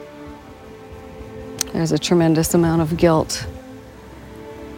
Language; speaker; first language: English; native; English